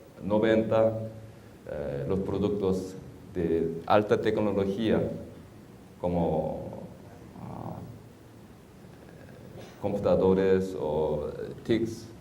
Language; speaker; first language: Spanish; non-native, fluent; Korean